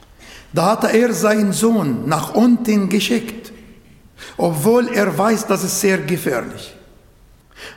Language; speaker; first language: German; non-native, fluent; Arabic